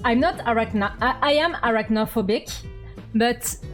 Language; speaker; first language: English; non-native, fluent; French